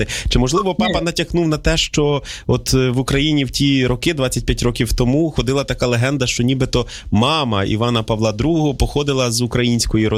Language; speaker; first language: Ukrainian; native; Ukrainian